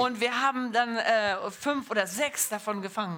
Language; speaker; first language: German; non-native, learner; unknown